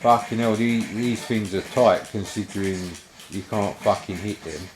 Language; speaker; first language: English; native; English